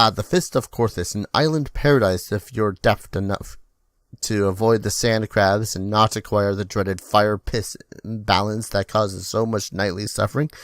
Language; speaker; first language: English; native; English